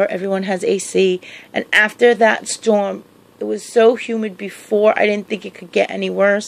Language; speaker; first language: English; native; English